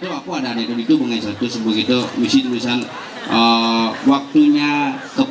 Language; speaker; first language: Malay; non-native, local second language; Balinese